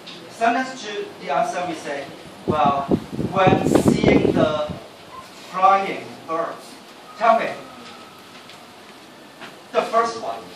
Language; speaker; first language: English; non-native, fluent; Chinese